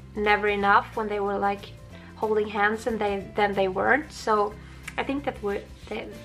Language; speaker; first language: English; non-native, fluent; Swedish